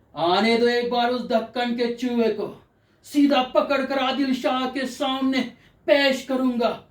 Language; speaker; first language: Hindi; non-native, local second language; Marathi